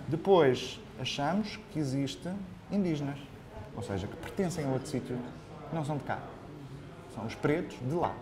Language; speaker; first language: Portuguese; native; Portuguese